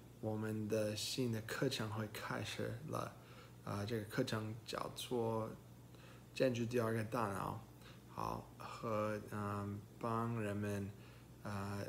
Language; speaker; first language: Chinese; non-native, learner; English